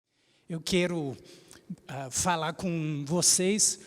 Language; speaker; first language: Portuguese; non-native, fluent; English